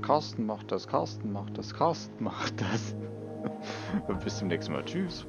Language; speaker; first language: German; native; German